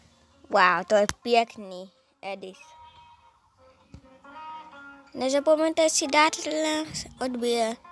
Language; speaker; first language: Czech; non-native, learner; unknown